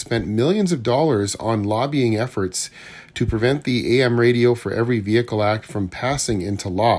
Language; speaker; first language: English; native; English